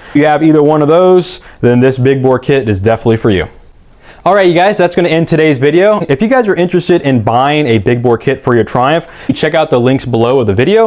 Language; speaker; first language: English; native; English